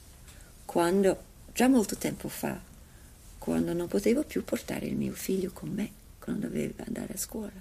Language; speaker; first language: Italian; non-native, fluent; English